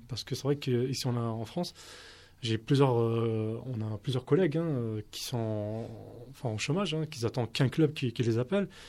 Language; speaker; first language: French; native; French